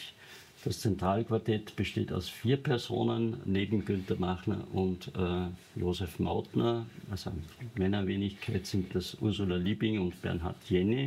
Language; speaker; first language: German; native; German